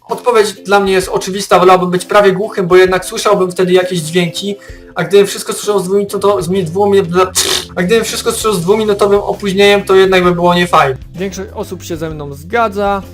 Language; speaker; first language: Polish; native; Polish